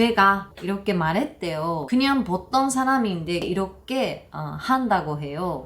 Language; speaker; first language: Korean; non-native, learner; Japanese